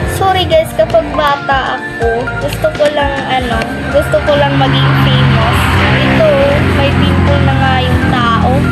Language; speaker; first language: Filipino; non-native, local second language; Cebuano